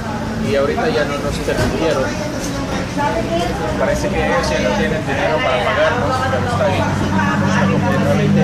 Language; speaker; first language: Spanish; non-native, learner; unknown